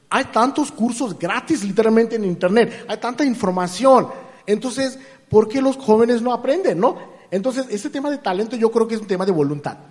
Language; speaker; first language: Spanish; non-native, fluent; Hindi